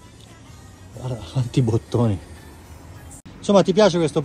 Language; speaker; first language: Italian; native; Italian